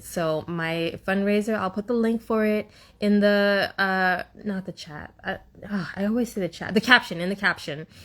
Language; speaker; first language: English; native; English